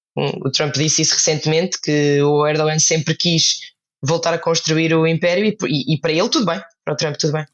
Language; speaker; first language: Portuguese; native; Portuguese